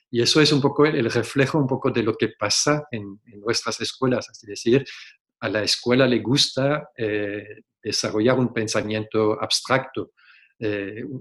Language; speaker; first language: Spanish; non-native, fluent; French